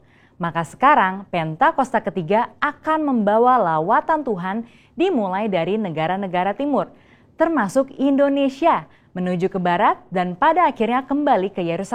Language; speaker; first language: Indonesian; native; Indonesian